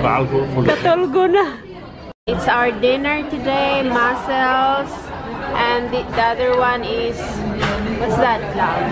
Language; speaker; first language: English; non-native, local second language; Filipino